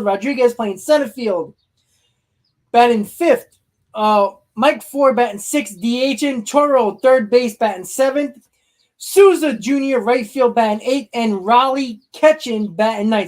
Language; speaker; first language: English; native; English